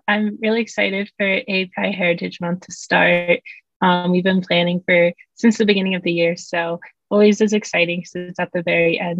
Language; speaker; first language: English; native; English